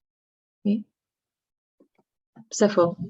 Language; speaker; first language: French; non-native, learner; English